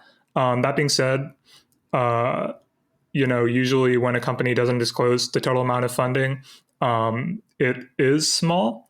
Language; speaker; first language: English; native; English